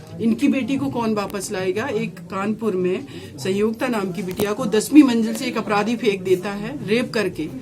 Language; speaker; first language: Hindi; native; Hindi